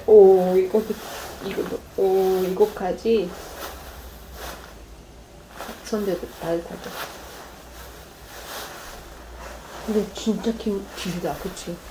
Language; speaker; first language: Korean; non-native, fluent; Russian